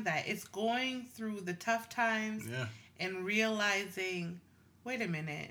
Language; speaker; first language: English; non-native, local second language; Swahili